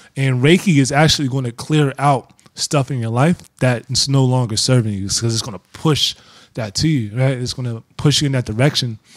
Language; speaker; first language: English; native; English